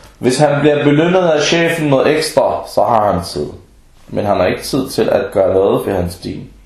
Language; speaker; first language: Danish; early bilingual, other home language; Arabic